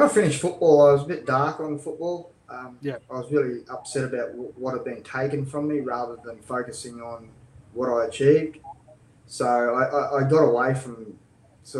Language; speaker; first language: English; native; English